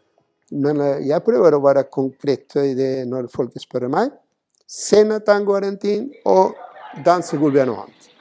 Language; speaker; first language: Norwegian; non-native, fluent; Spanish